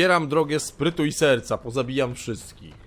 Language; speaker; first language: Polish; native; Polish